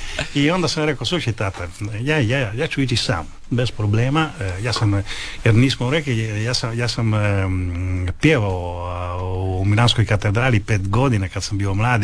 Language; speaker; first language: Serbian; early bilingual, heritage; Italian